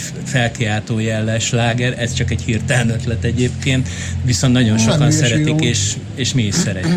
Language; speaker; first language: Hungarian; native; Hungarian